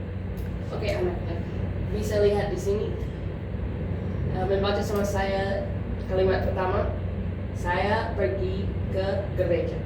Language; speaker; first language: Indonesian; non-native, learner; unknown